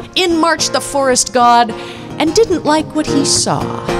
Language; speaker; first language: English; native; English